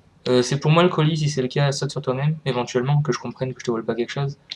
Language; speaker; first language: French; native; French